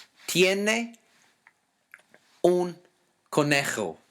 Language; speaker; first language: Spanish; non-native, fluent; English